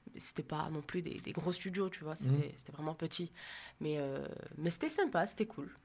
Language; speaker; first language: French; native; French